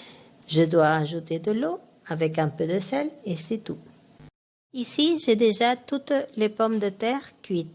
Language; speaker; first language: French; non-native, fluent; Spanish